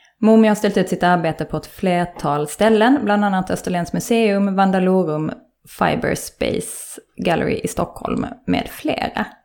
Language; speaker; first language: Swedish; native; Swedish